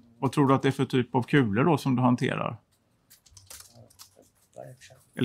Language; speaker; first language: Swedish; native; Swedish